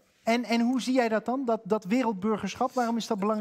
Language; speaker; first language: Dutch; native; Dutch